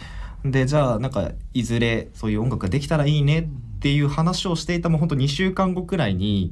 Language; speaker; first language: Japanese; native; Japanese